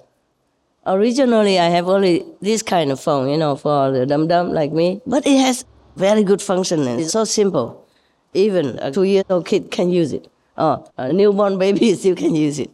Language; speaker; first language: English; non-native, fluent; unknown